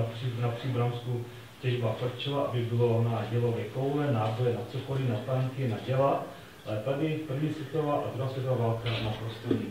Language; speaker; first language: Czech; native; Czech